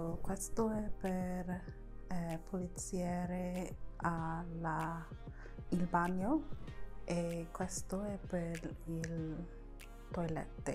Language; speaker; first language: Italian; non-native, learner; English